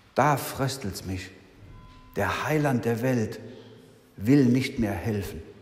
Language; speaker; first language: German; native; German